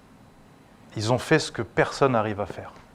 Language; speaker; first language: French; native; French